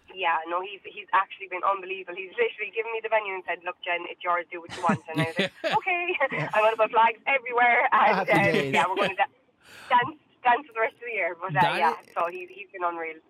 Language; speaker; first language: English; native; English